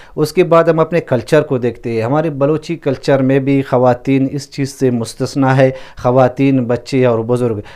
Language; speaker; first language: Urdu; non-native, local second language; Baluchi